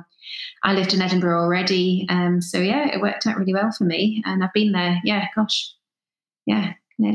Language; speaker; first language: English; native; English